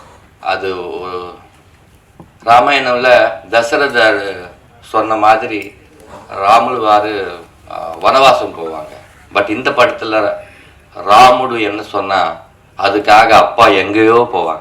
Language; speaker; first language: Tamil; non-native, learner; Telugu